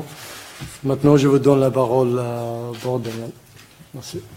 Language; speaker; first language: French; non-native, learner; Arabic